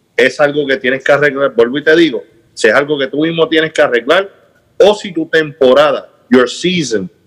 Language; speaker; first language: Spanish; early bilingual, heritage; Spanish